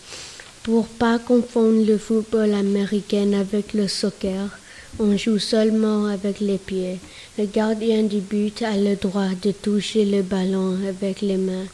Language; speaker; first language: French; non-native, learner; English